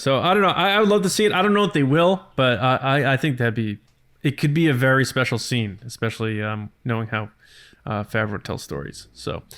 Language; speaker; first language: English; native; English